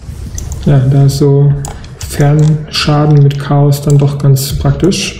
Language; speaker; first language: German; native; German